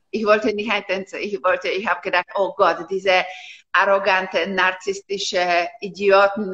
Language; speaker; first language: German; non-native, fluent; Slovak